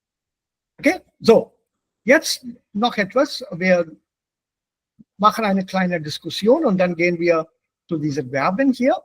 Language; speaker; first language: German; non-native, fluent; Hindi